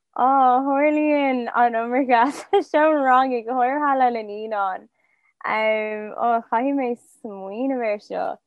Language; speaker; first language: Irish; non-native, local second language; English